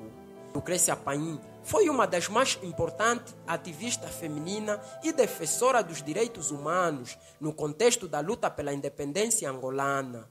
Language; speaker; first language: Portuguese; native; Portuguese